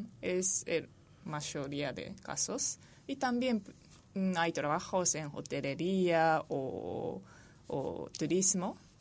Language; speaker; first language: Spanish; non-native, fluent; Japanese